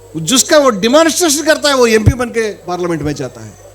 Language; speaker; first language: Hindi; non-native, local second language; Telugu